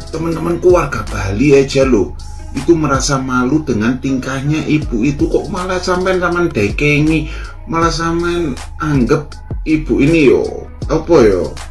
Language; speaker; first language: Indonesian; non-native, local second language; Javanese